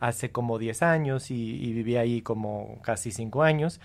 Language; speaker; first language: Spanish; early bilingual, heritage; Spanish